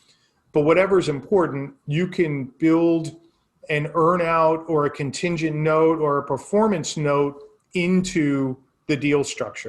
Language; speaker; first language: English; native; English